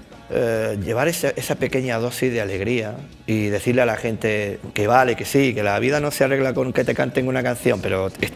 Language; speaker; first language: Spanish; native; Spanish